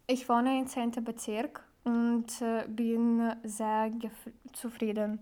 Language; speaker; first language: German; non-native, learner; Ukrainian